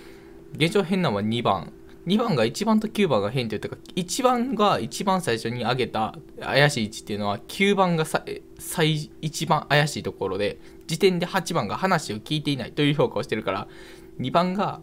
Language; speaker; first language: Japanese; native; Japanese